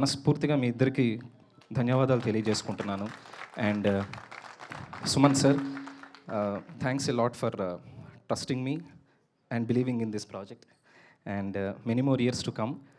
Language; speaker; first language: Telugu; native; Telugu